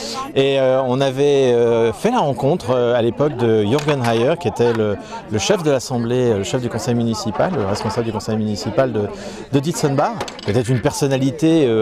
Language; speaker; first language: French; native; French